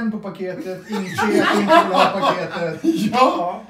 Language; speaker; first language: Swedish; native; Swedish